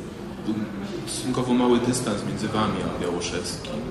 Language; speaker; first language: Polish; native; Polish